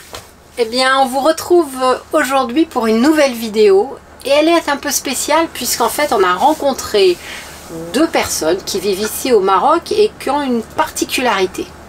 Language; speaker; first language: French; native; French